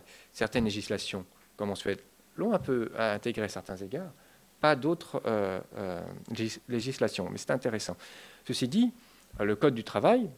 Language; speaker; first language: French; native; French